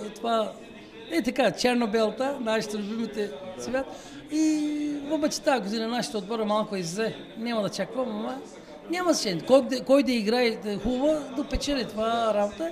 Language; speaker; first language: Bulgarian; non-native, learner; Turkish